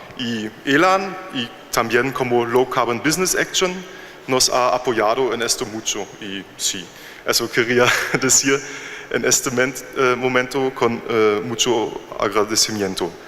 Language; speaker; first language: Spanish; non-native, learner; German